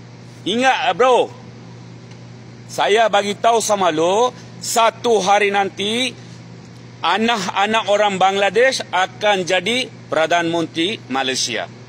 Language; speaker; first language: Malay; non-native, fluent; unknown